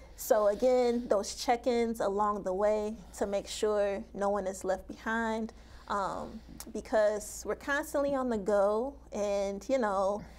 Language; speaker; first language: English; native; English